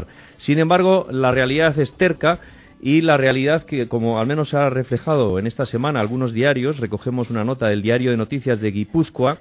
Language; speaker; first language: Spanish; native; Spanish